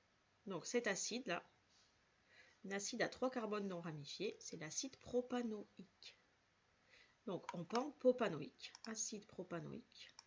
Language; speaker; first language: French; native; French